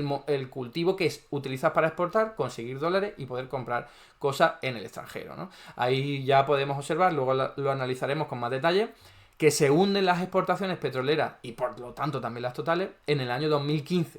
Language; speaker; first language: Spanish; native; Spanish